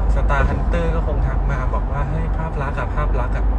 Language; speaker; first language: Thai; native; Thai